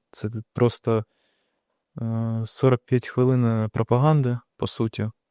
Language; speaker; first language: Ukrainian; non-native, local second language; Russian